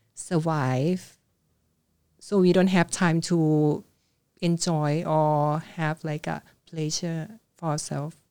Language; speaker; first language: English; non-native, learner; Thai